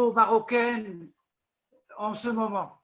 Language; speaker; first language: French; non-native, local second language; Arabic